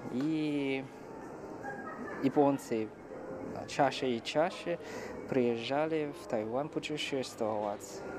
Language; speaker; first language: Russian; non-native, fluent; Chinese